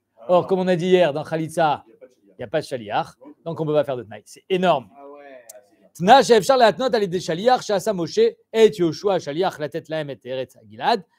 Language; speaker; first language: French; native; French